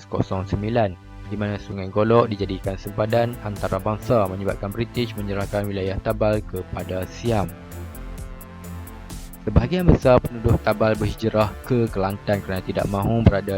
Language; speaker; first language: Malay; native; Malay